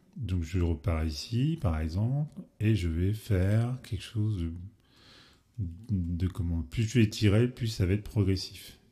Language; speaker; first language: French; native; French